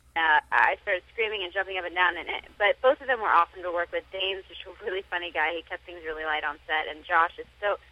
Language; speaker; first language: English; native; English